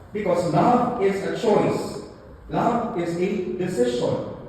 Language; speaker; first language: English; non-native, local second language; Filipino